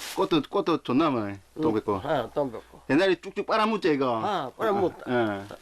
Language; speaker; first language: Korean; native; Korean